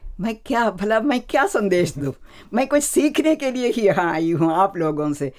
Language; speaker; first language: Hindi; non-native, local second language; Malayalam